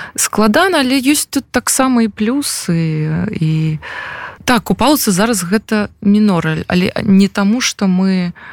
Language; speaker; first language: Belarusian; non-native, local second language; Russian